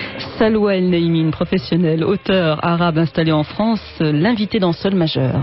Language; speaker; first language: French; native; French